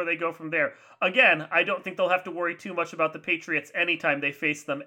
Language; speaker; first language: English; native; English